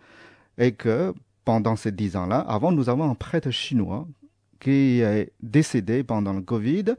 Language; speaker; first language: French; non-native, fluent; Chinese